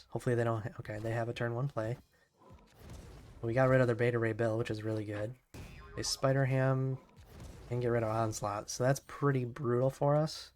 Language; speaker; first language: English; native; English